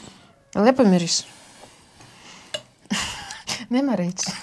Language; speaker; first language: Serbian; non-native, learner; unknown